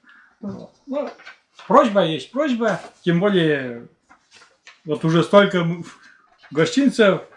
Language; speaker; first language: Russian; native; Russian